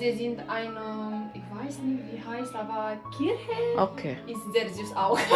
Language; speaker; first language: German; non-native, learner; Romanian